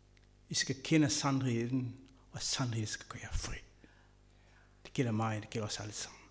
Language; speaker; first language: Danish; non-native, fluent; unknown